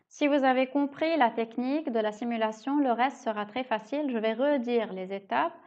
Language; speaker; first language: French; native; French